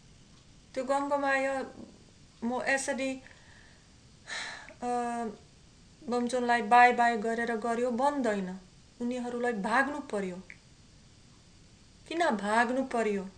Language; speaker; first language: Nepali; non-native, learner; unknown